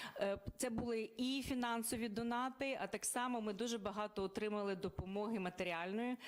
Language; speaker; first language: Ukrainian; native; Ukrainian